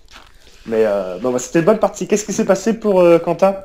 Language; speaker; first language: French; native; French